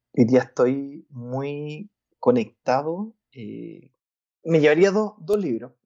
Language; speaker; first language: Spanish; native; Spanish